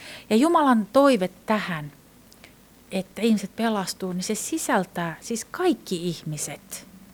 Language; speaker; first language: Finnish; non-native, fluent; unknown